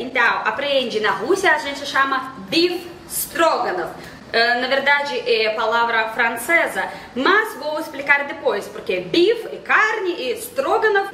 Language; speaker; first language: Portuguese; non-native, fluent; Russian